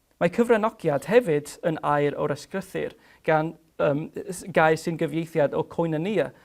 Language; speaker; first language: Welsh; non-native, fluent; English